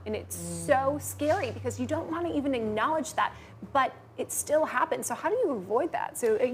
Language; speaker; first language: English; native; English